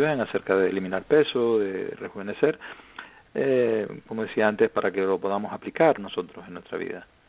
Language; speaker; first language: Spanish; native; Spanish